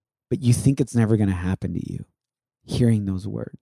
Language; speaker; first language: English; early bilingual, other home language; Spanish